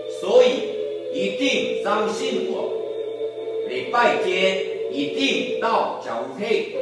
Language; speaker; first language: Chinese; non-native, learner; Korean